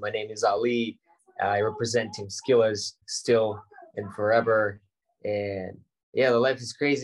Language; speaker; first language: English; non-native, fluent; Ukrainian